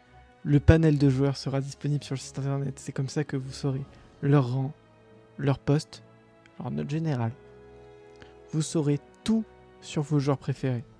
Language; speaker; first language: French; native; French